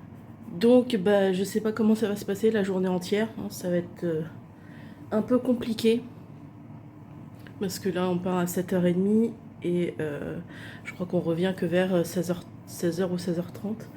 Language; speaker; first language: French; native; French